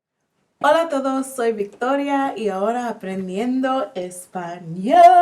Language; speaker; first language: Spanish; non-native, learner; English